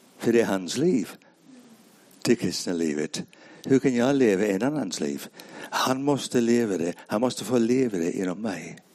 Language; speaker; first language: Swedish; non-native, fluent; English